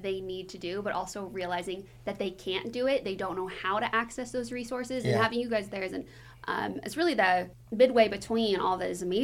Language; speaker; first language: English; native; English